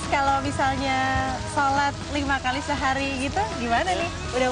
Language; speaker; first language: Indonesian; native; Indonesian